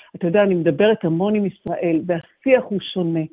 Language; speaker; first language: Hebrew; native; Hebrew